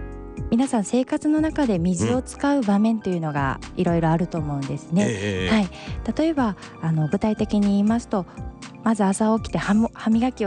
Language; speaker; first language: Japanese; native; Japanese